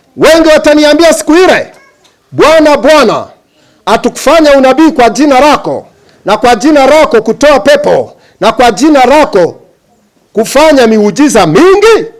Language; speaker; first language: Swahili; native; Swahili